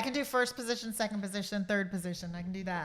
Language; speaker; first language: English; native; English